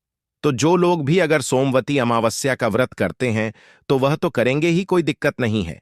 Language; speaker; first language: Hindi; native; Hindi